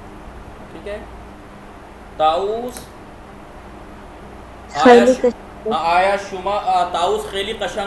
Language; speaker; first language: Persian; non-native, fluent; Urdu